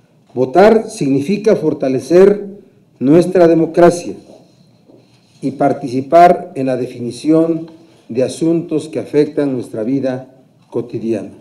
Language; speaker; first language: Spanish; native; Spanish